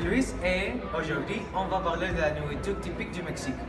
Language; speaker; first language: French; non-native, learner; Spanish